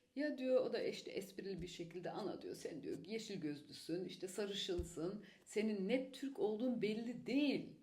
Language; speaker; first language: Turkish; early bilingual, heritage; Turkish